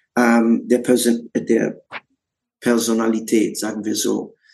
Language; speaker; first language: German; non-native, learner; English